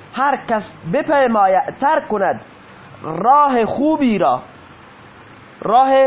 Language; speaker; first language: Persian; native; Persian